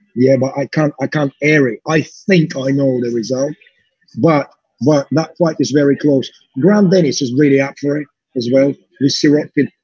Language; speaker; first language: English; non-native, fluent; Russian